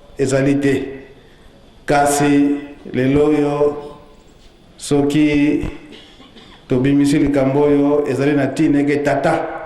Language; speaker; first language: Lingala; non-native, local second language; Kongo